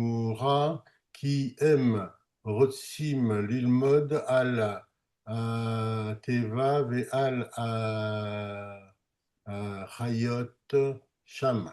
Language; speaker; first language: Hebrew; non-native, learner; French